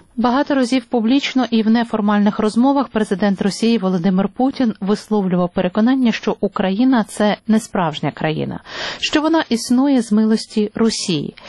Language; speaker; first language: Ukrainian; native; Ukrainian